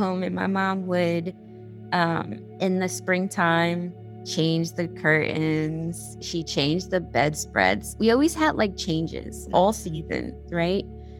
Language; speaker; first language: English; native; English